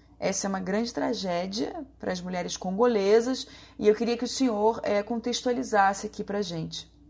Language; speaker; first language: Portuguese; native; Portuguese